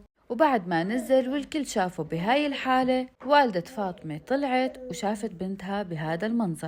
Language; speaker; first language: Arabic; native; Arabic